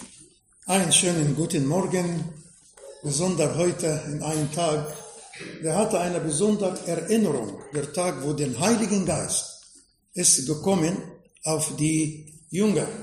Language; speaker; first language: German; non-native, fluent; Arabic